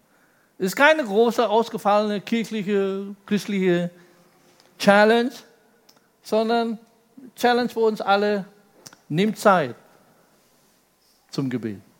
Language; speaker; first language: German; non-native, fluent; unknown